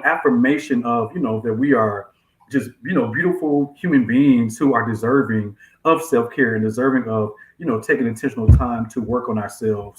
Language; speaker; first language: English; native; English